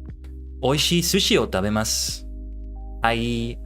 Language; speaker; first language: Japanese; non-native, learner; English